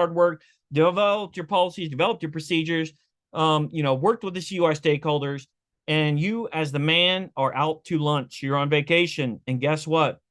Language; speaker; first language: English; native; English